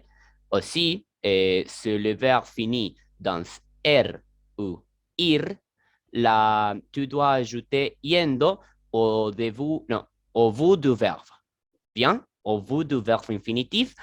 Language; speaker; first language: French; non-native, learner; Spanish